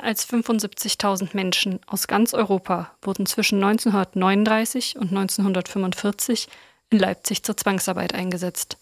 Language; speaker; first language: German; native; German